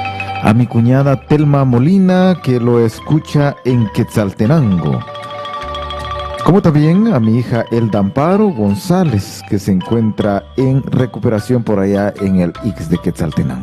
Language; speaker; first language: Spanish; native; Spanish